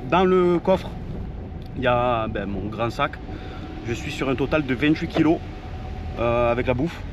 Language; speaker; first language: French; native; French